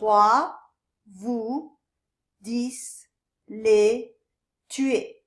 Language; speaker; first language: French; non-native, fluent; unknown